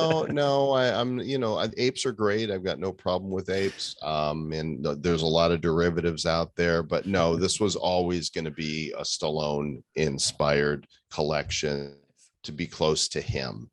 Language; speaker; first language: English; native; English